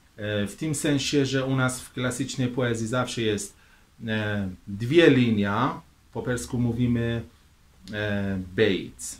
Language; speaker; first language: Polish; non-native, fluent; Persian